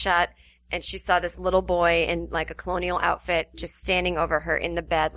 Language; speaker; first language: English; native; English